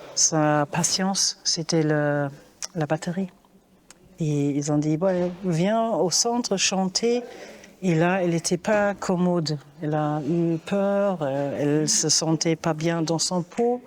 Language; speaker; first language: French; non-native, fluent; German